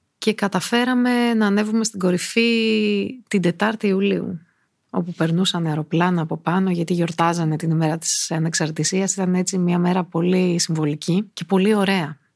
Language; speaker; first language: Greek; native; Greek